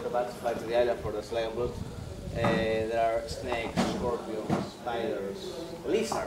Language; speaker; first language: English; non-native, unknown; Spanish